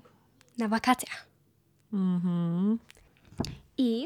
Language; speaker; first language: Polish; early bilingual, heritage; Polish